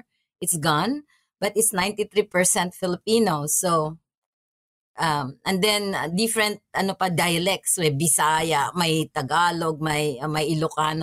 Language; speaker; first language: English; non-native, local second language; Maranao